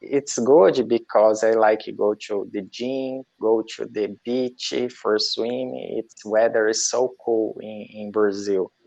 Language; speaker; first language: English; non-native, learner; Portuguese